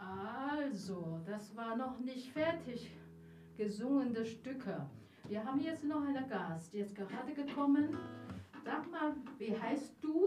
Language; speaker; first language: German; non-native, learner; Chinese